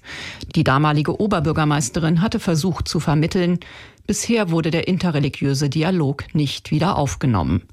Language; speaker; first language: German; native; German